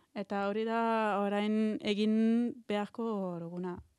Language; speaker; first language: Basque; non-native, learner; German